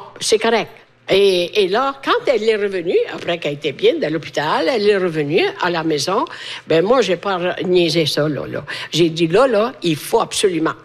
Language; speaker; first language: French; non-native, fluent; Italian